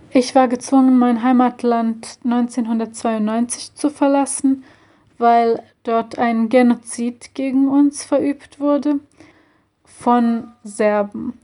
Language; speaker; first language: German; early bilingual, other home language; Bosnian